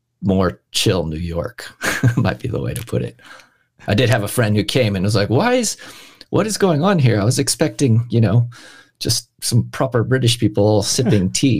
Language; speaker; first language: English; native; English